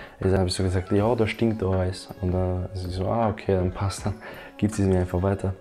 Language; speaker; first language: German; native; German